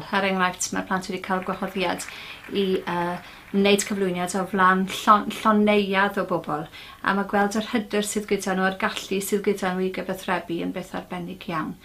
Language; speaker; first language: Welsh; native; Welsh